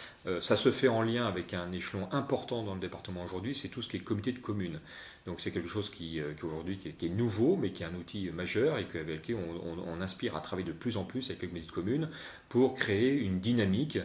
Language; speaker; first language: French; native; French